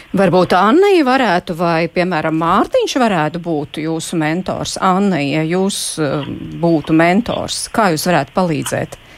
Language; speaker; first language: Latvian; native; Latvian